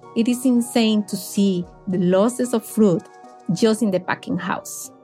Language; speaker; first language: English; non-native, fluent; Spanish